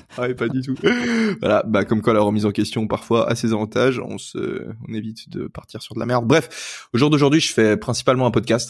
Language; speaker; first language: French; native; French